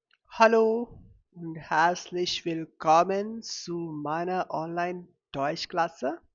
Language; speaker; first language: German; non-native, fluent; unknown